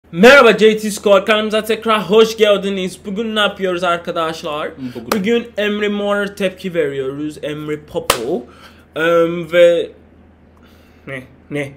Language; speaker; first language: Turkish; non-native, learner; English